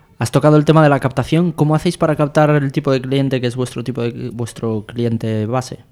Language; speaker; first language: Spanish; native; Spanish